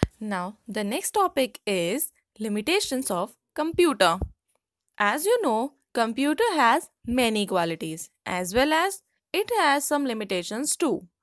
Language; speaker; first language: English; non-native, local second language; Hindi